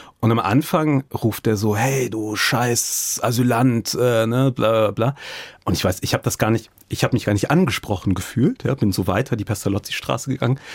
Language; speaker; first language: German; early bilingual, other home language; English